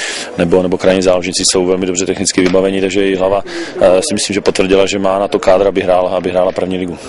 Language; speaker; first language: Czech; native; Czech